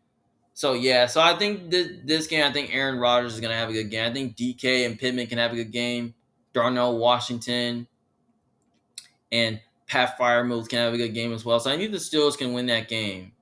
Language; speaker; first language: English; native; English